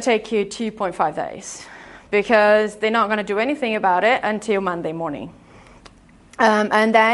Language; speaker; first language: English; non-native, fluent; Portuguese